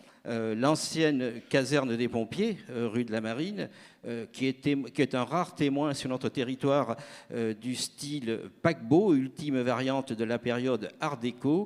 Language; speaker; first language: French; native; French